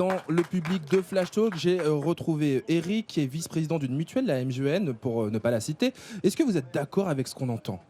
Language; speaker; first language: French; native; French